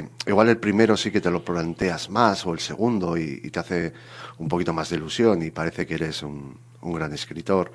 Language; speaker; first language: Spanish; native; Spanish